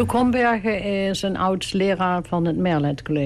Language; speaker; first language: Dutch; native; Dutch